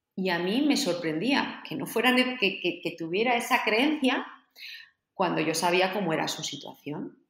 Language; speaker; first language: Spanish; native; Spanish